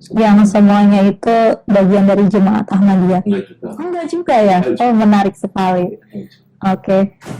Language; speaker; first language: Indonesian; native; Indonesian